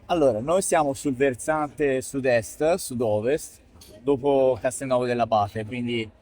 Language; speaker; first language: Italian; native; Italian